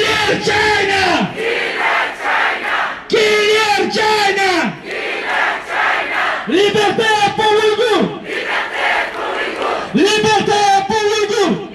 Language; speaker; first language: French; non-native, fluent; Uyghur